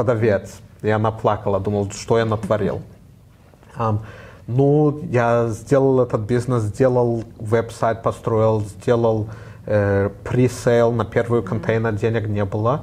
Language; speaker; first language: Russian; early bilingual, heritage; Russian